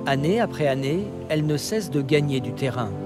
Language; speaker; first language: French; native; French